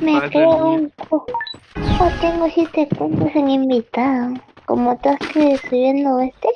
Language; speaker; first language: Spanish; native; Spanish